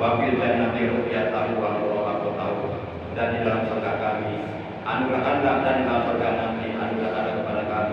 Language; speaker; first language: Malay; non-native, local second language; Javanese